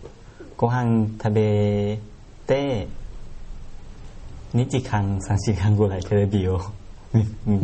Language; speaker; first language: Japanese; non-native, learner; Thai